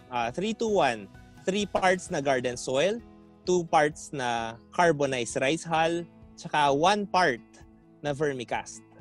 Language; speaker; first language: Filipino; non-native, local second language; Pampanga